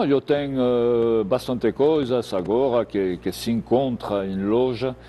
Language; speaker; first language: Portuguese; non-native, fluent; French